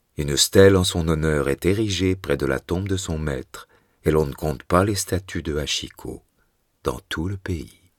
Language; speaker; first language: French; native; French